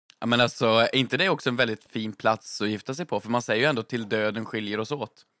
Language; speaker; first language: Swedish; native; Swedish